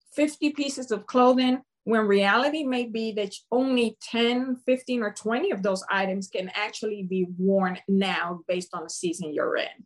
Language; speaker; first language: English; non-native, fluent; Spanish